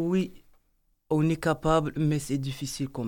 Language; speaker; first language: French; non-native, learner; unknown